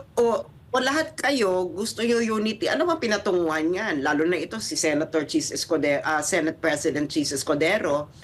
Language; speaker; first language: Filipino; native; Filipino